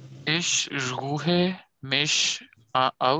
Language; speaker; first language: German; non-native, learner; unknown